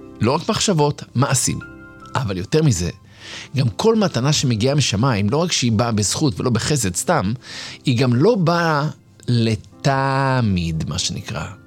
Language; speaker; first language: Hebrew; native; Hebrew